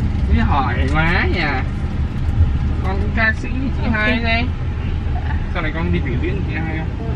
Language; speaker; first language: Vietnamese; native; Vietnamese